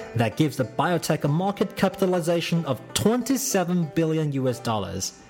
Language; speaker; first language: English; non-native, fluent; Chinese